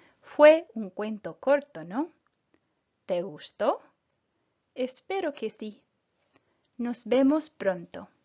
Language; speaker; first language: Spanish; non-native, fluent; English